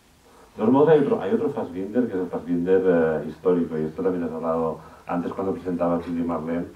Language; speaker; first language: Spanish; native; Spanish